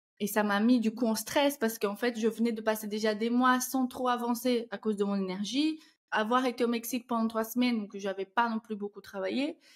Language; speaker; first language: French; non-native, fluent; Portuguese